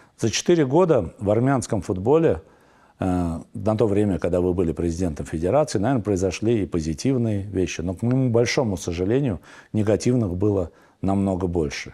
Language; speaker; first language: Russian; non-native, local second language; Armenian